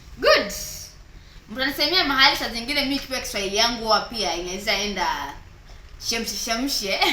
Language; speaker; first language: Swahili; native; Swahili